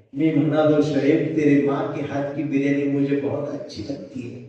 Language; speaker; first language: Hindi; non-native, local second language; Marathi